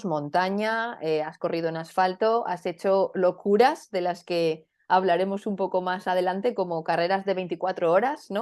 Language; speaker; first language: Spanish; native; Spanish